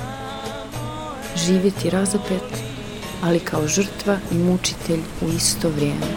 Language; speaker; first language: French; non-native, fluent; Serbian